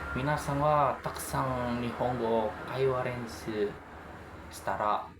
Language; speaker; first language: Japanese; non-native, learner; Indonesian